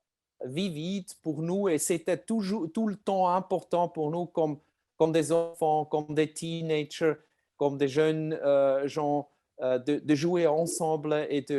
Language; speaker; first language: French; non-native, learner; German